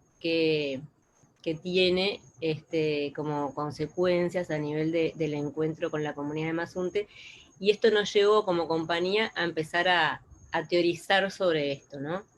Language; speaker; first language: Spanish; native; Spanish